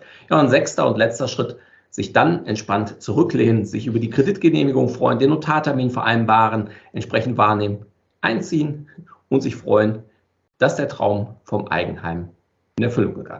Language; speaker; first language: German; native; German